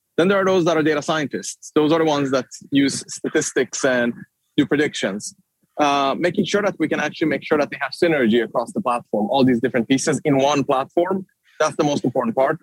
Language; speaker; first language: English; non-native, fluent; Swedish